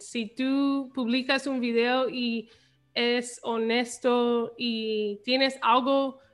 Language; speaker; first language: Spanish; early bilingual, heritage; English